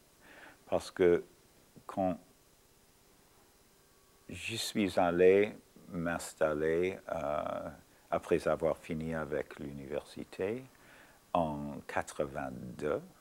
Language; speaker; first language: French; non-native, fluent; English